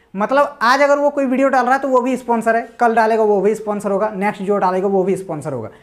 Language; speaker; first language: Hindi; native; Hindi